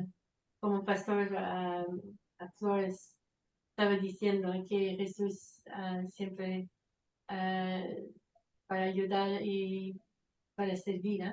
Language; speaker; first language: Spanish; non-native, fluent; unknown